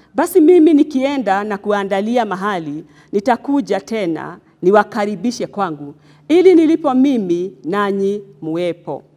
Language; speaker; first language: Swahili; non-native, local second language; Kikuyu